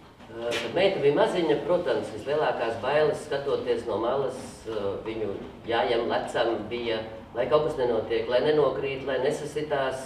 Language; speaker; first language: Latvian; native; Latvian